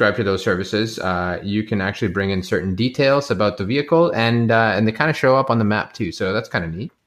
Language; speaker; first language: English; native; English